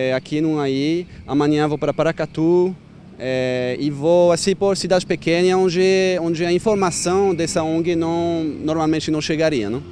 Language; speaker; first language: Portuguese; non-native, fluent; French